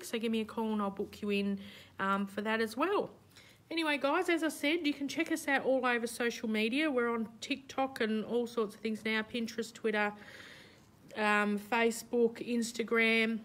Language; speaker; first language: English; native; English